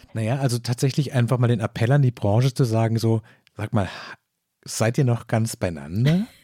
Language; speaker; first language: German; native; German